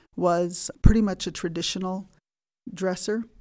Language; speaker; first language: English; native; English